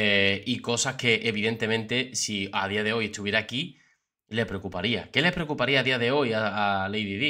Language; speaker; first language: Spanish; native; Spanish